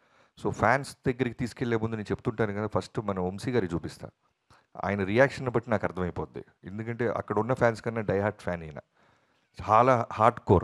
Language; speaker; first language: Telugu; native; Telugu